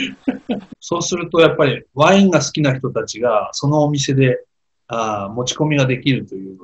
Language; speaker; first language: Japanese; native; Japanese